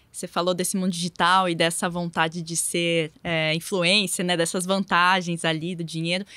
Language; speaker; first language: Portuguese; native; Portuguese